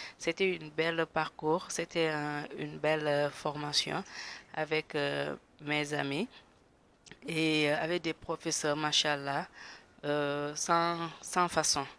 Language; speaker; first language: French; non-native, local second language; Wolof